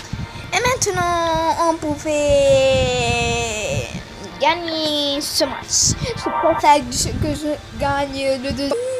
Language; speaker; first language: French; non-native, learner; Arabic